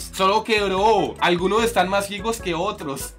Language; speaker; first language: Spanish; native; Spanish